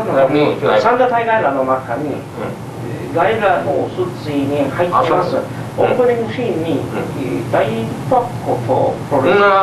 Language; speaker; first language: Japanese; non-native, learner; English